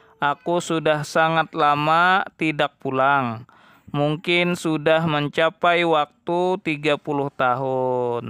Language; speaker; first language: Indonesian; non-native, local second language; Banjar